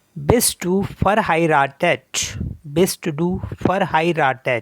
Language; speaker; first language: German; non-native, learner; Hindi